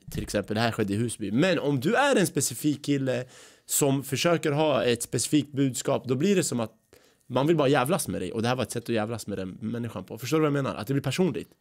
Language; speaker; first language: Swedish; early bilingual, other home language; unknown